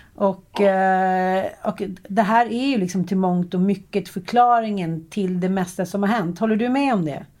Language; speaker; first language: Swedish; native; Swedish